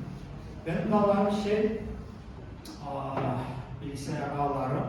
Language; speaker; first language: Turkish; non-native, learner; Kazakh